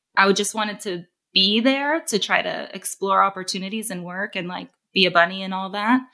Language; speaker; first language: English; native; English